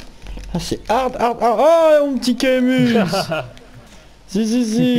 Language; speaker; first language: French; native; French